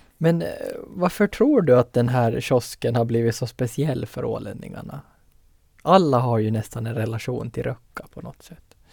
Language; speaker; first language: Swedish; native; Swedish